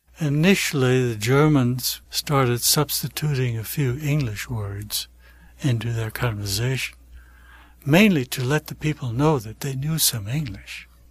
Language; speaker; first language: English; early bilingual, other home language; German